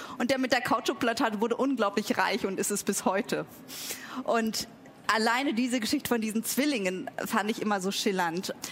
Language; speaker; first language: German; early bilingual, other home language; Vietnamese